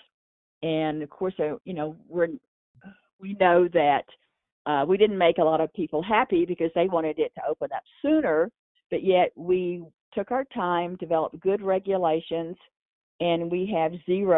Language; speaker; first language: English; native; English